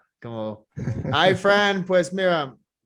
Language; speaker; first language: Spanish; non-native, fluent; English